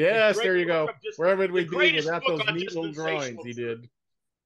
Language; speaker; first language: English; native; English